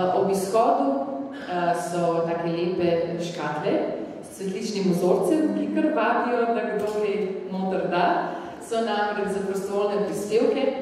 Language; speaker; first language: Slovenian; native; Slovenian